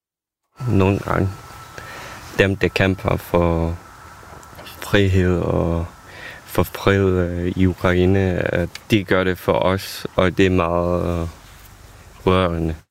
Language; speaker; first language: Danish; non-native, fluent; Ukrainian